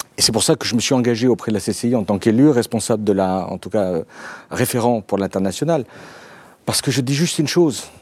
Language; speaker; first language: French; native; French